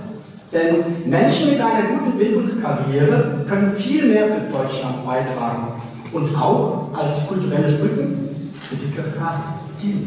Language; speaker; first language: German; early bilingual, other home language; Turkish